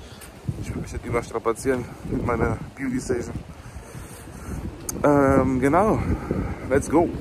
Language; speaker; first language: German; native; German